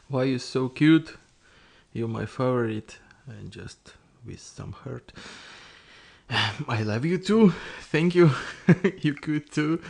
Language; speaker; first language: English; non-native, learner; Russian